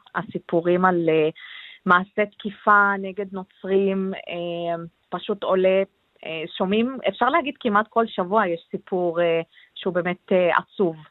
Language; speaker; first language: Hebrew; non-native, local second language; Arabic